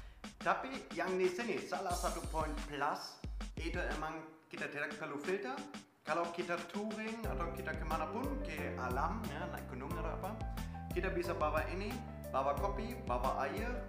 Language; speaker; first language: Indonesian; non-native, fluent; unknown